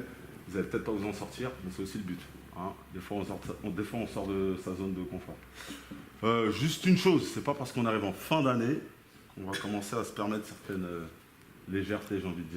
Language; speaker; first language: French; native; French